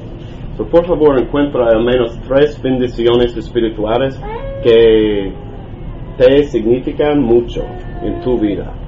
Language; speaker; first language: Spanish; non-native, learner; English